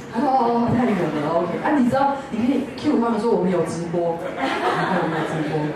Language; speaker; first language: Chinese; native; Chinese